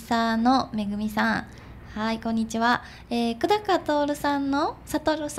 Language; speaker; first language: Japanese; native; Japanese